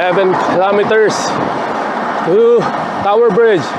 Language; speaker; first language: English; non-native, local second language; Filipino